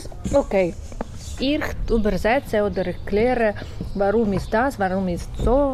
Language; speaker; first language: German; non-native, learner; Ukrainian